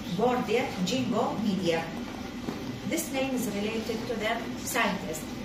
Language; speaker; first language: English; non-native, fluent; Arabic